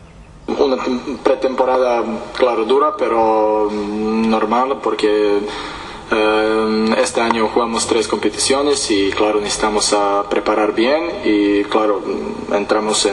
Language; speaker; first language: Spanish; non-native, learner; Serbian